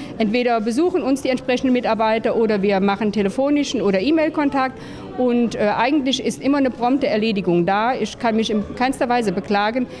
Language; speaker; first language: German; native; German